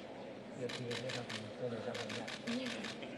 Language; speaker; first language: Italian; non-native, fluent; Spanish